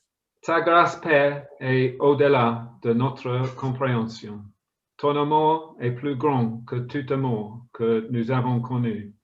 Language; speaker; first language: French; non-native, fluent; English